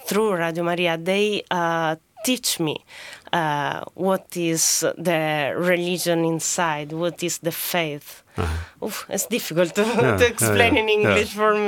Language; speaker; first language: English; non-native, fluent; Italian